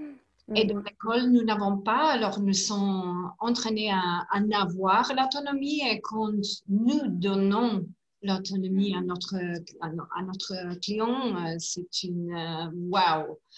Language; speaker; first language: French; non-native, learner; English